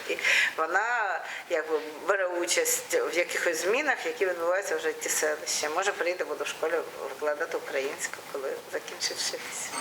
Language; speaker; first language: Ukrainian; non-native, local second language; Russian